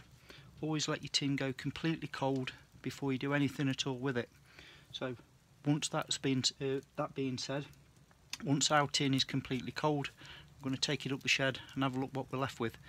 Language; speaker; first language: English; native; English